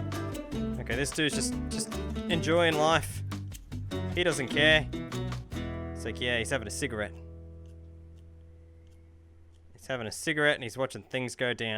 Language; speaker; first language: English; native; English